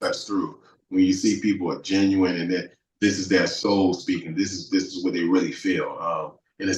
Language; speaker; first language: English; native; English